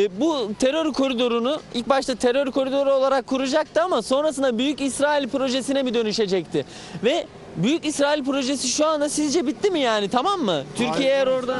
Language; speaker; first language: Turkish; native; Turkish